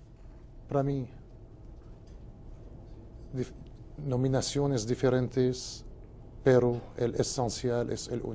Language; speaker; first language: Portuguese; non-native, fluent; Spanish